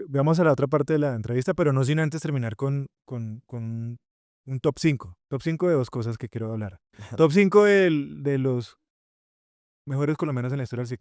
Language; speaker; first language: Spanish; native; Spanish